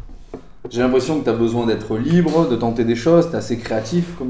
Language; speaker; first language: French; native; French